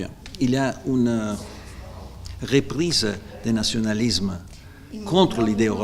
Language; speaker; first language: French; non-native, fluent; Italian